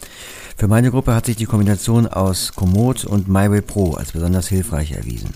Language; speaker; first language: German; native; German